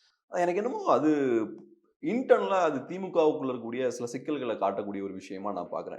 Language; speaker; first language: Tamil; native; Tamil